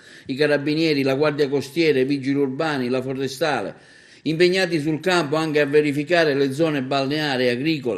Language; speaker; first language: Italian; native; Italian